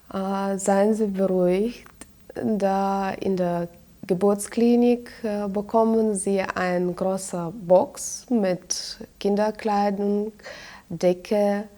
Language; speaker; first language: German; non-native, fluent; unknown